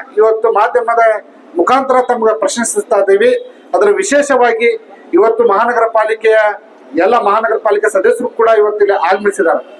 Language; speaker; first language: Kannada; native; Kannada